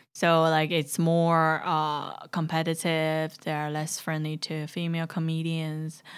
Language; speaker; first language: English; non-native, fluent; Chinese